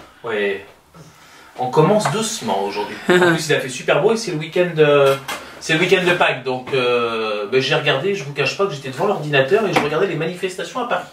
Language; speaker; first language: French; native; French